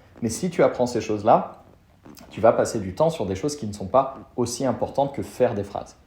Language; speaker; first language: French; native; French